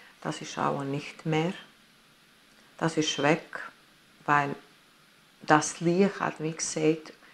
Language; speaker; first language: German; non-native, fluent; Italian